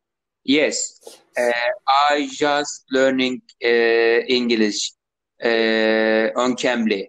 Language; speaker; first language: English; non-native, learner; Turkish